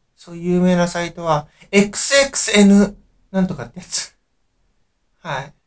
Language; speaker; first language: Japanese; native; Japanese